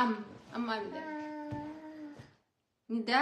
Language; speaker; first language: Russian; native; Russian